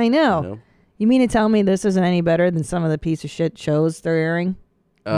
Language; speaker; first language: English; native; English